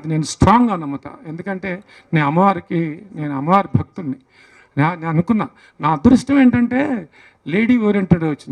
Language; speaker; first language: Telugu; native; Telugu